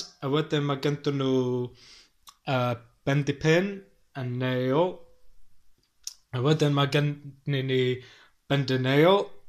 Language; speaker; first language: Welsh; non-native, learner; English